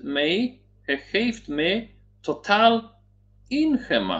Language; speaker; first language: Dutch; non-native, learner; Polish